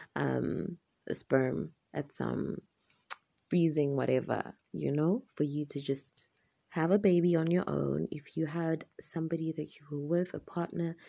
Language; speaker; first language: English; non-native, local second language; Shona